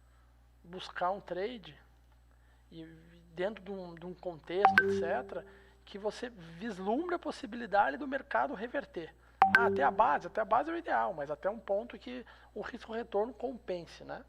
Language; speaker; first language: Portuguese; native; Portuguese